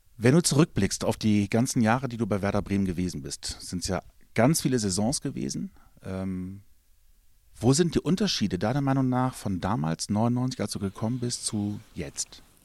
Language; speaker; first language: German; native; German